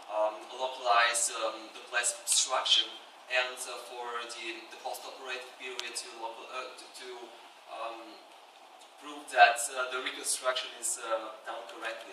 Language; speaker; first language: English; non-native, fluent; Bulgarian